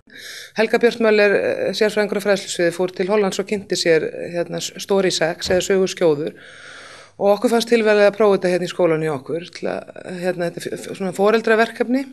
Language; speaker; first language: Icelandic; native; Icelandic